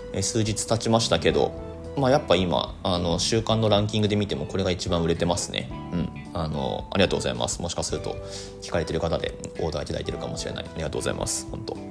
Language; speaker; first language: Japanese; native; Japanese